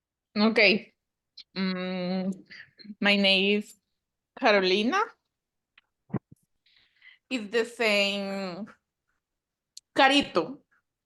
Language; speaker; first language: English; non-native, learner; Spanish